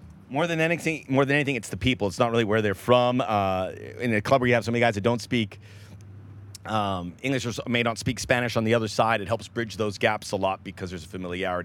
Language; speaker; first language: English; native; English